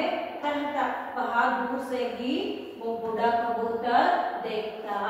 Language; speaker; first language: Hindi; non-native, local second language; Kannada